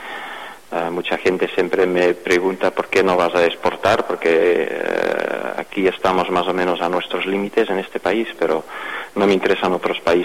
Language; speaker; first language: Spanish; non-native, fluent; Dutch